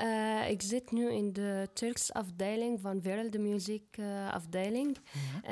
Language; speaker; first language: Dutch; non-native, fluent; Arabic